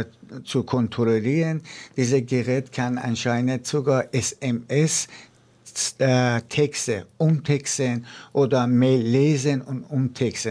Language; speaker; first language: German; non-native, fluent; Persian